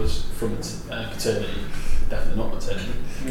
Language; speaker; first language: English; native; English